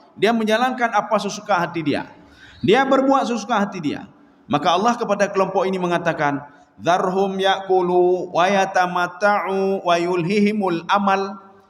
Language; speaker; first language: Malay; non-native, local second language; Achinese